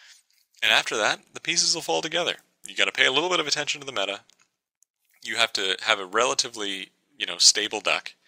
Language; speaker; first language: English; native; English